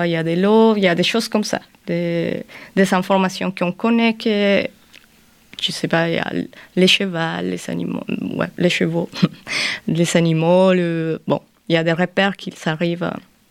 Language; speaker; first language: French; non-native, fluent; Spanish